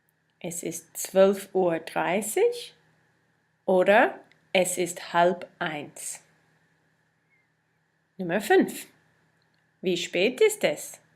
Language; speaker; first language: German; non-native, fluent; English